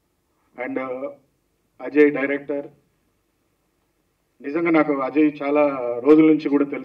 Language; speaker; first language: Telugu; native; Telugu